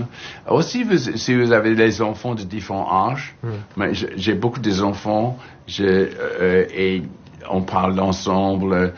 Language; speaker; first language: French; non-native, learner; English